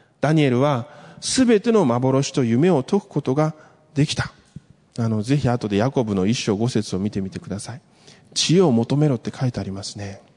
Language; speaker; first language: Japanese; early bilingual, other home language; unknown